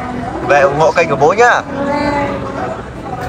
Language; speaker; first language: Vietnamese; native; Vietnamese